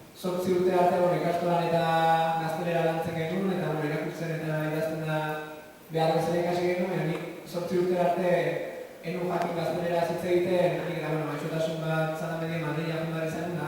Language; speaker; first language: Basque; native; Basque